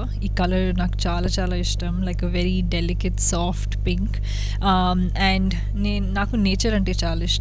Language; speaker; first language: Telugu; non-native, local second language; Hindi